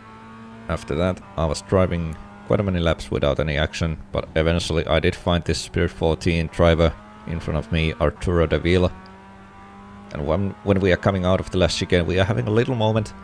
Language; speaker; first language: English; non-native, fluent; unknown